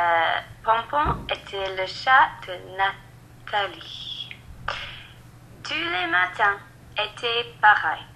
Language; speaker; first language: French; non-native, learner; English